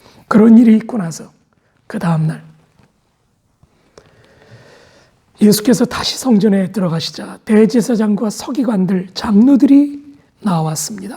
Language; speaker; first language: Korean; native; Korean